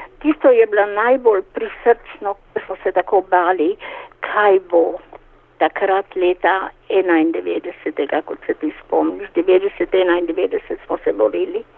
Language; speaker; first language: Slovenian; native; Slovenian